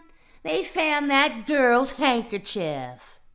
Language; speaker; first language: English; native; English